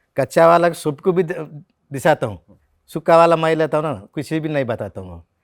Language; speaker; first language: Hindi; non-native, local second language; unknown